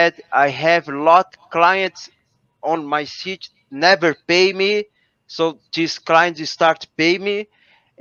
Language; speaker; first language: English; non-native, learner; Portuguese